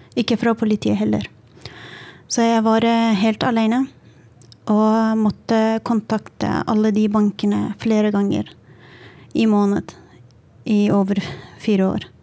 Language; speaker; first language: Norwegian; non-native, fluent; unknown